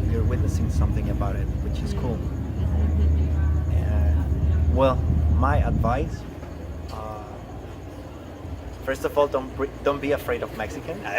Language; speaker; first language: English; non-native, fluent; Spanish